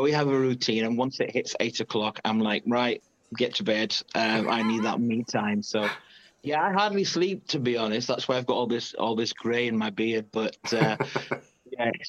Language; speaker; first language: English; native; English